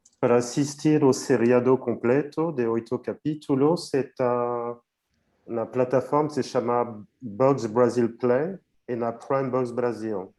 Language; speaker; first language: Portuguese; non-native, fluent; French